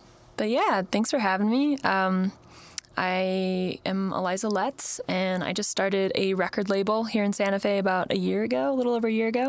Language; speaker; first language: English; native; English